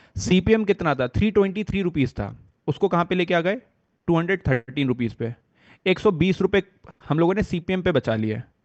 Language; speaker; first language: Hindi; native; Hindi